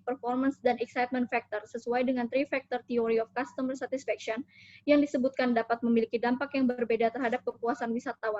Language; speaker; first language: Indonesian; native; Indonesian